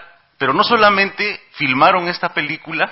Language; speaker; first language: Spanish; native; Spanish